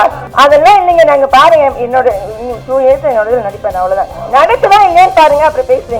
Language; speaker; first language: Tamil; non-native, learner; English